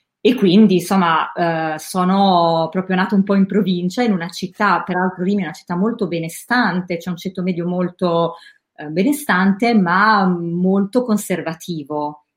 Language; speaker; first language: Italian; native; Italian